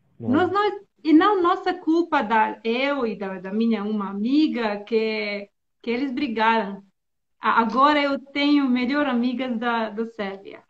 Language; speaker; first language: Portuguese; non-native, learner; Bosnian